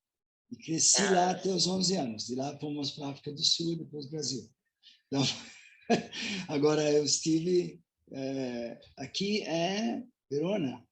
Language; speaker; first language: Portuguese; non-native, fluent; Italian